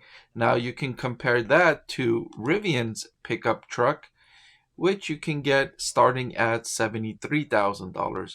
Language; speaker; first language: English; native; English